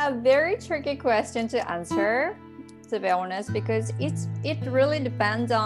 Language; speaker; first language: English; non-native, fluent; Japanese